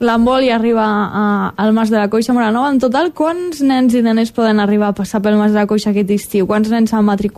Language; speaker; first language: Catalan; native; Catalan